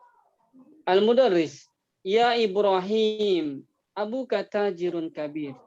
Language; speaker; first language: Arabic; non-native, fluent; Indonesian